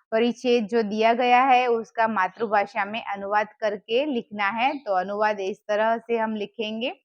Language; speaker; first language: Hindi; non-native, local second language; Gujarati